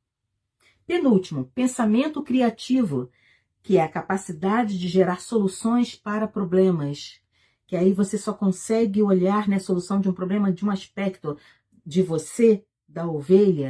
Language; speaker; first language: Portuguese; native; Portuguese